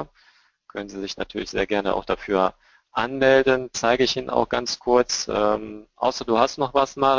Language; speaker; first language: German; native; German